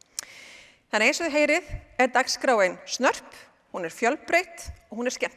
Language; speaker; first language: Icelandic; native; Icelandic